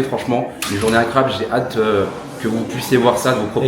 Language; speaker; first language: French; native; French